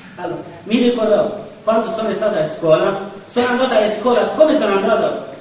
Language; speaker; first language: Italian; non-native, learner; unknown